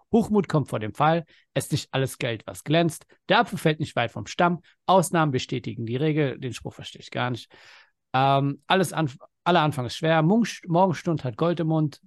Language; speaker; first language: German; early bilingual, other home language; Persian